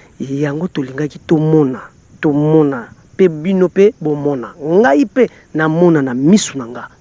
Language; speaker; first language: Lingala; non-native, local second language; Kongo